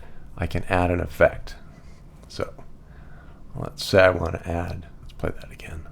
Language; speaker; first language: English; native; English